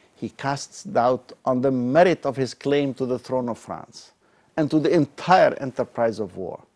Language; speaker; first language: English; non-native, fluent; Arabic